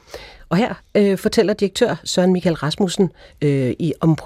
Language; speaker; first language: Danish; native; Danish